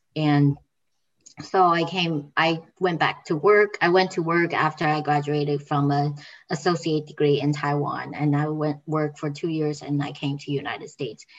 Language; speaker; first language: English; non-native, fluent; Chinese